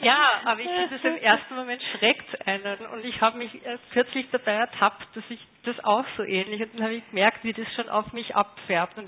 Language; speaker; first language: German; native; German